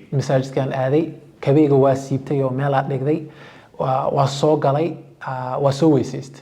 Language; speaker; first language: Somali; early bilingual, heritage; Somali